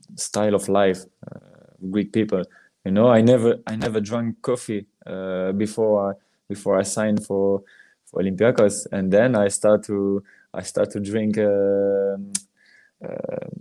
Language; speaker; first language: English; non-native, learner; French